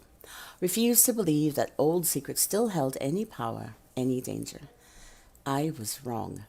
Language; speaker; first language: English; native; English